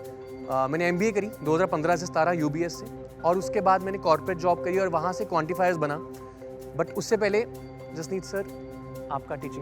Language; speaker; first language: Hindi; native; Hindi